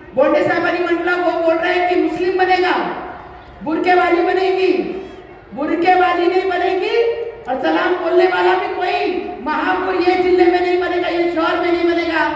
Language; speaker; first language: Hindi; non-native, local second language; Marathi